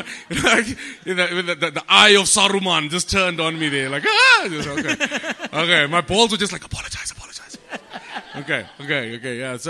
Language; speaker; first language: English; native; English